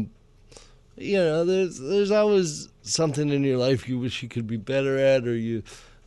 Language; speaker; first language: English; native; English